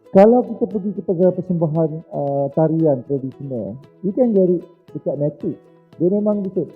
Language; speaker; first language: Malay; native; Malay